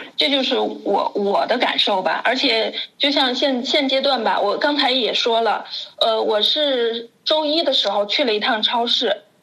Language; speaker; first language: Chinese; native; Chinese